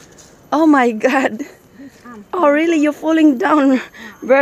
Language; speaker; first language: English; non-native, learner; Filipino